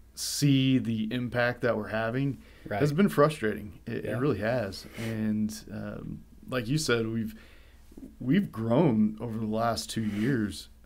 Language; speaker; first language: English; native; English